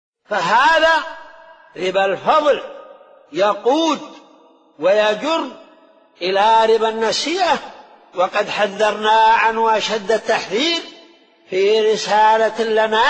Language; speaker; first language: Arabic; native; Arabic